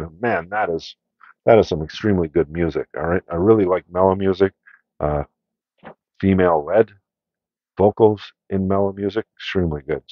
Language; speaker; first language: English; native; English